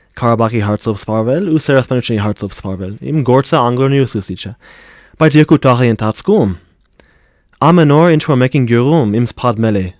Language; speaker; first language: Armenian; non-native, fluent; English